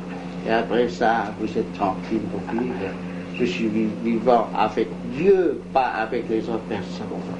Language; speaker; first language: French; non-native, local second language; Vietnamese